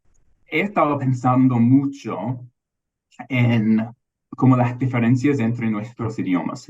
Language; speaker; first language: Spanish; non-native, fluent; English